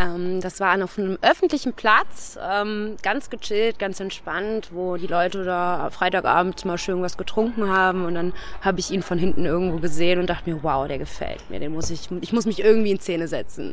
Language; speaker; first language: German; native; German